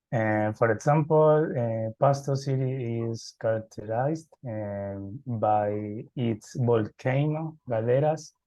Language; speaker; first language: English; non-native, learner; Spanish